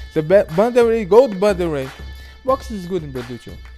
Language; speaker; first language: English; non-native, learner; Portuguese